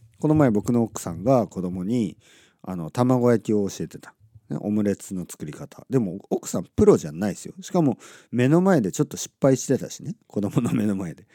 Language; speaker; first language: Japanese; native; Japanese